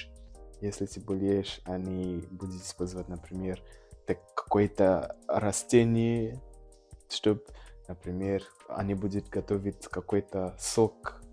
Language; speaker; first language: Russian; non-native, learner; Nyanja